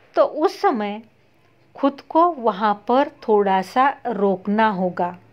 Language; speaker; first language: Hindi; non-native, local second language; Marathi